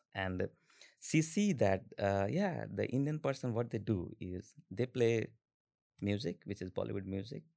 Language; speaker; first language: English; non-native, local second language; Hindi